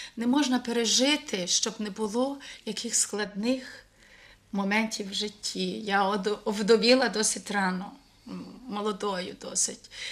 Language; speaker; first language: Ukrainian; early bilingual, heritage; Ukrainian